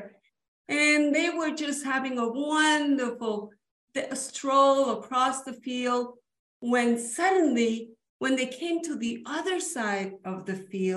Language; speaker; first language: English; early bilingual, other home language; Spanish